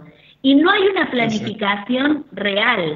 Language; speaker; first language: Spanish; native; Spanish